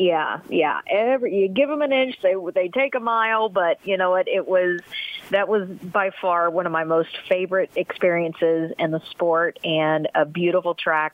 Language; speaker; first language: English; native; English